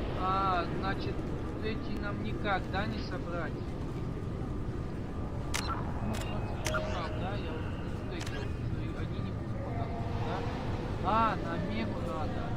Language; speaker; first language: Russian; native; Russian